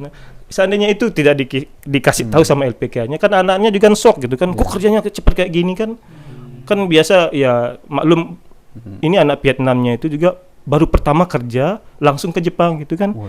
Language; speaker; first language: Indonesian; native; Indonesian